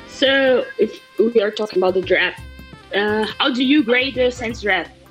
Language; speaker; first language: English; non-native, learner; Portuguese